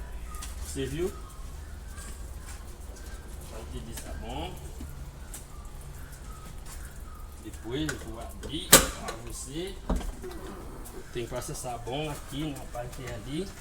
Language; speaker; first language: Portuguese; non-native, learner; Haitian Creole